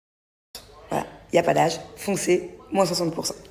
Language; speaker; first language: French; native; French